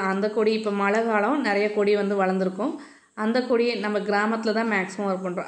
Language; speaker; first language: Tamil; native; Tamil